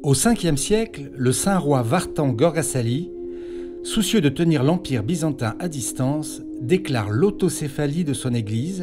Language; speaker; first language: French; native; French